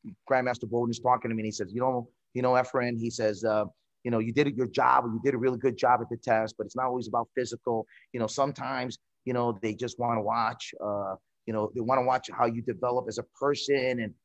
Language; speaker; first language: English; early bilingual, other home language; Spanish